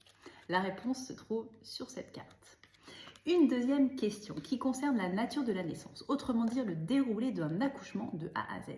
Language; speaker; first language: French; native; French